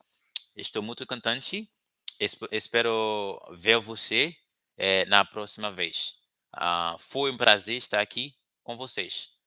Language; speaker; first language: Portuguese; non-native, fluent; Haitian Creole